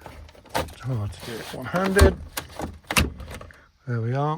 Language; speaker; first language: English; native; English